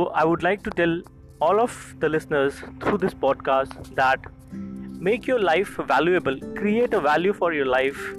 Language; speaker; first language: English; non-native, local second language; Hindi